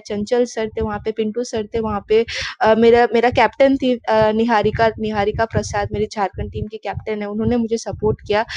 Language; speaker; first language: Hindi; non-native, local second language; Bangla